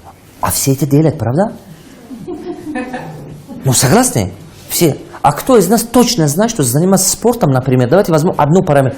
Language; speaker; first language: Russian; non-native, local second language; Tajik